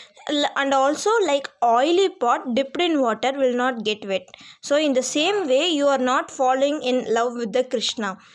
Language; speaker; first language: English; non-native, local second language; Hindi